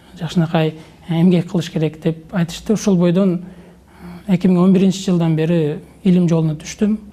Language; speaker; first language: Kyrgyz; non-native, local second language; Uzbek